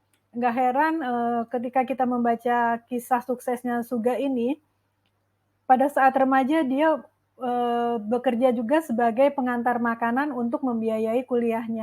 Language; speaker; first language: Indonesian; native; Indonesian